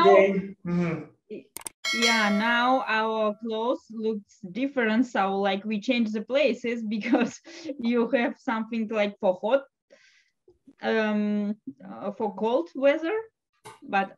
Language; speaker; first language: English; non-native, fluent; Russian